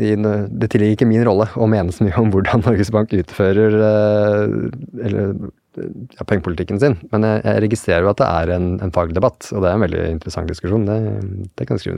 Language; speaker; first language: Norwegian; native; Norwegian